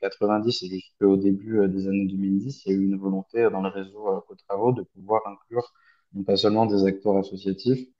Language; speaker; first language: French; native; French